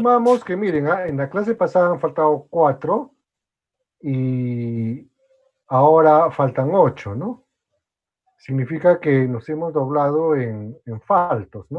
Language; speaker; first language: Spanish; native; Spanish